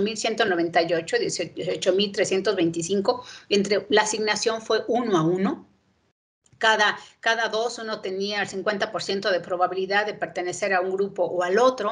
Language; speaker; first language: Spanish; native; Spanish